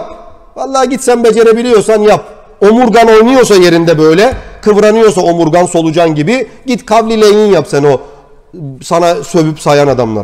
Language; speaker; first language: Turkish; native; Turkish